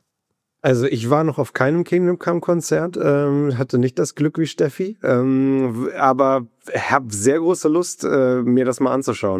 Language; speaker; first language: German; native; German